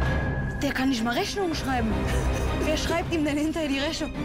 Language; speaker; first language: German; native; German